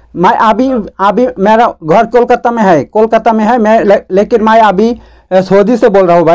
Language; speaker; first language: Hindi; non-native, local second language; Bangla